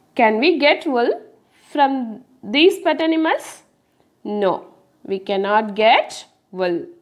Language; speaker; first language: English; non-native, local second language; Tamil